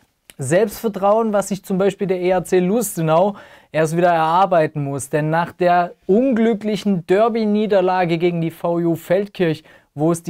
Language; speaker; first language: German; native; German